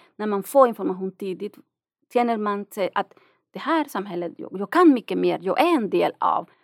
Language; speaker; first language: Swedish; non-native, fluent; Spanish